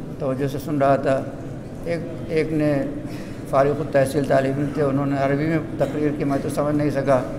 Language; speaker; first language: Urdu; native; Urdu